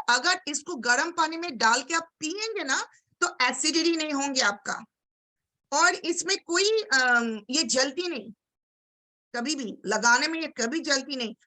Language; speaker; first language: Hindi; non-native, local second language; Bangla